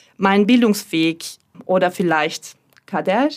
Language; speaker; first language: German; non-native, fluent; Turkish